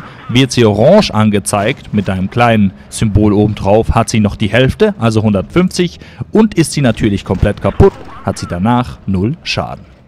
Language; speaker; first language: German; native; German